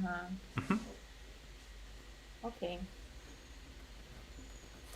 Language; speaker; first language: Spanish; non-native, learner; Russian